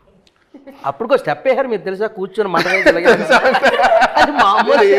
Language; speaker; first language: Telugu; native; Telugu